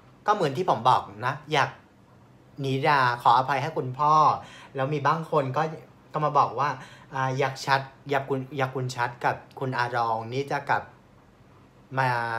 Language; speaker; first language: Thai; non-native, fluent; Vietnamese